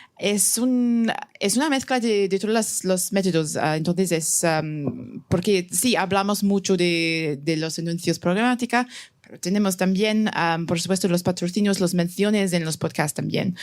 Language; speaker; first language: Spanish; non-native, fluent; English